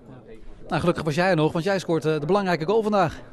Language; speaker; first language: Dutch; native; Dutch